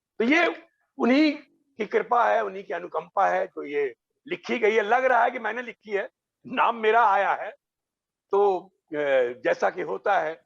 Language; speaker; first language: Hindi; non-native, local second language; Bhojpuri